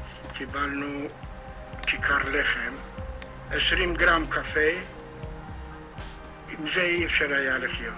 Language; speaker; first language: Hebrew; non-native, fluent; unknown